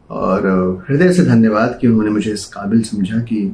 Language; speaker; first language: Hindi; native; Hindi